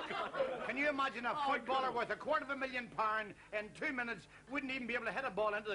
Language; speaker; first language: English; native; English